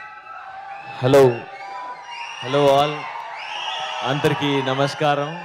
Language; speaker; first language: Telugu; non-native, learner; Tamil